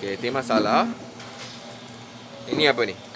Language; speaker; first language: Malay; non-native, local second language; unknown